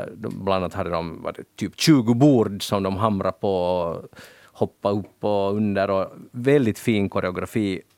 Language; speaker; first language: Swedish; native; Swedish